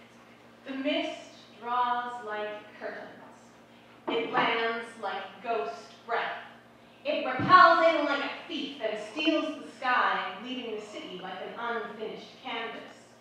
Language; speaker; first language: English; native; English